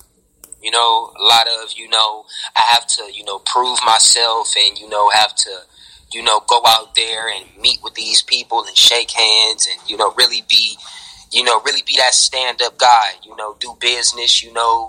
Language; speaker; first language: English; native; English